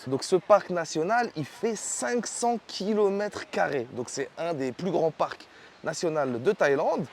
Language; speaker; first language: French; native; French